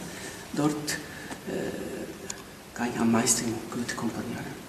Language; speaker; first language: German; non-native, fluent; Japanese